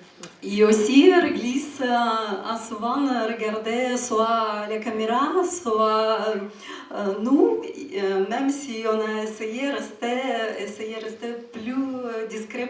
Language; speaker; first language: French; non-native, fluent; Ukrainian